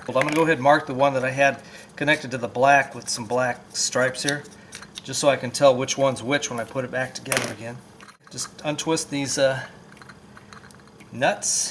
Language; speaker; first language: English; native; English